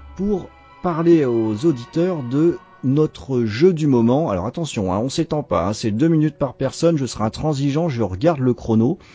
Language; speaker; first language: French; native; French